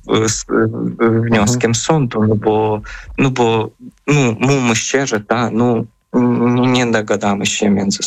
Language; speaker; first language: Polish; non-native, fluent; Ukrainian